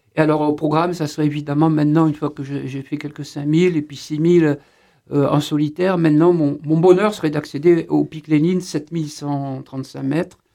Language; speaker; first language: French; native; French